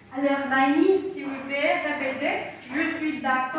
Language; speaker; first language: French; non-native, fluent; Spanish